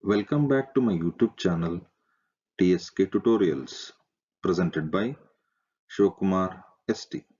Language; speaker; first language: English; non-native, local second language; Kannada